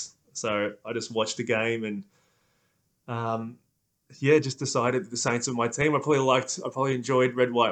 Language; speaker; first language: English; native; English